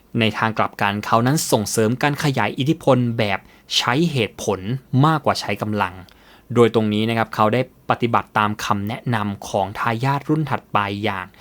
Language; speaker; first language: Thai; native; Thai